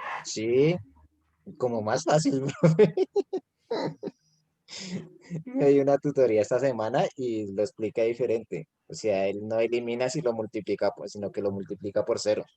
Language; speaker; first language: Spanish; native; Spanish